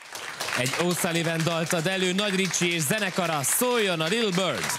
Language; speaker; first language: Hungarian; native; Hungarian